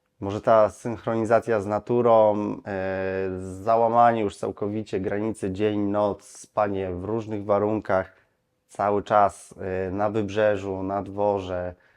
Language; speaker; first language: Polish; native; Polish